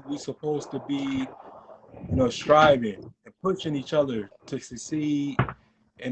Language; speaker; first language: English; native; English